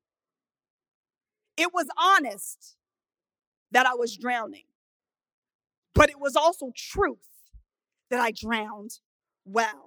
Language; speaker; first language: English; native; English